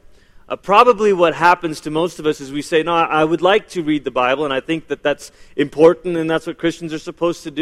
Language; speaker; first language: English; native; English